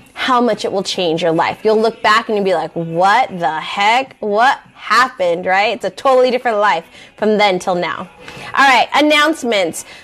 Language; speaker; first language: English; native; English